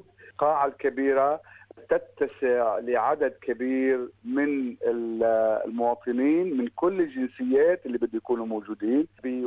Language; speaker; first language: Arabic; native; Arabic